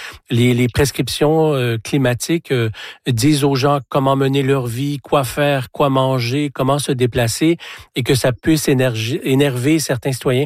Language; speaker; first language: French; native; French